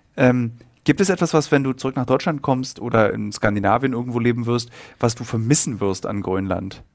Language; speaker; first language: German; native; German